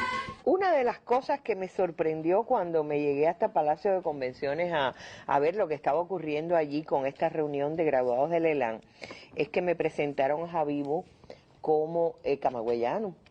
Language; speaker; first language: Spanish; native; Spanish